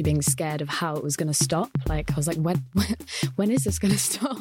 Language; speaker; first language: English; native; English